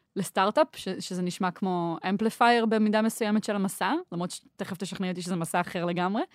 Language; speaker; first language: Hebrew; native; Hebrew